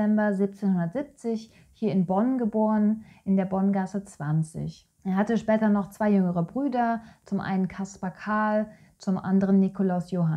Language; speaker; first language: German; native; German